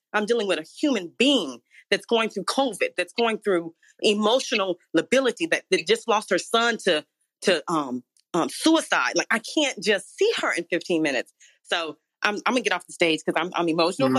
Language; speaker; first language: English; native; English